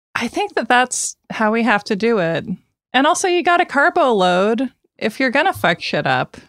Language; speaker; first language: English; native; English